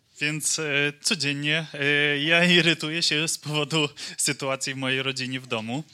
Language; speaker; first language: Polish; non-native, learner; English